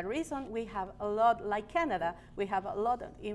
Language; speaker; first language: English; non-native, learner; Spanish